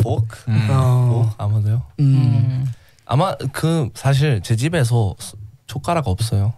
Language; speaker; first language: Korean; non-native, learner; English